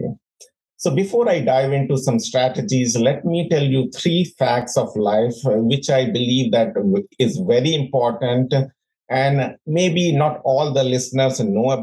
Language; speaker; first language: English; non-native, local second language; Hindi